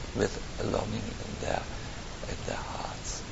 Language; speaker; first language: English; non-native, fluent; German